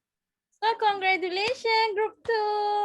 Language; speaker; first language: English; non-native, fluent; Malay